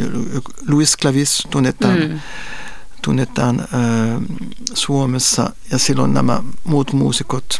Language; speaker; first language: Finnish; non-native, fluent; Spanish